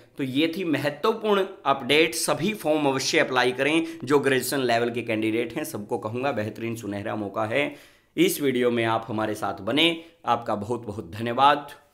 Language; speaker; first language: Hindi; native; Hindi